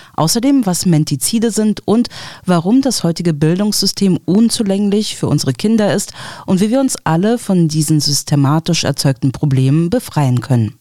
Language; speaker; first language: German; early bilingual, other home language; Russian